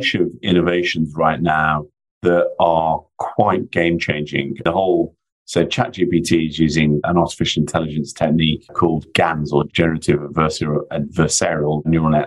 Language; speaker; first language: English; native; English